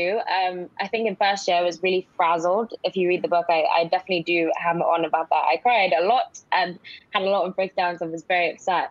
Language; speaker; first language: English; non-native, local second language; Yoruba